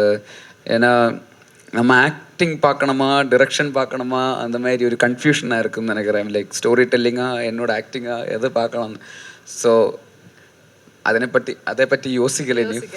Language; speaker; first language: Tamil; non-native, learner; Malayalam